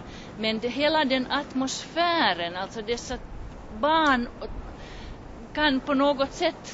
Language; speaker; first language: Swedish; non-native, local second language; Finnish